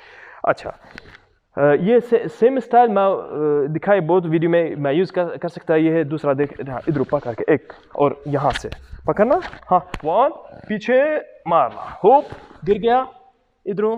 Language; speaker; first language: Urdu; non-native, local second language; Punjabi